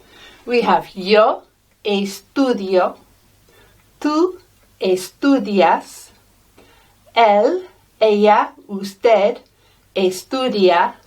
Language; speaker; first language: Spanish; non-native, fluent; English